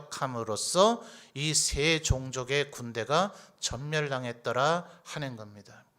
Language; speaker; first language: Korean; native; Korean